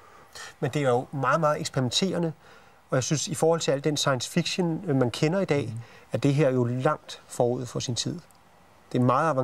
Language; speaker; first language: Danish; native; Danish